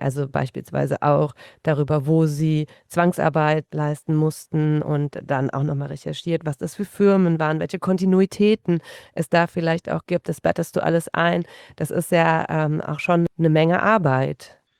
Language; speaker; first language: German; native; German